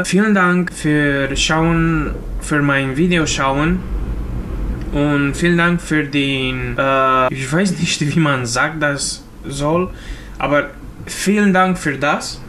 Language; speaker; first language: German; non-native, learner; Romanian